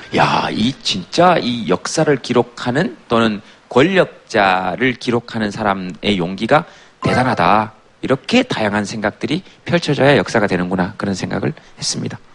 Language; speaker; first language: Korean; native; Korean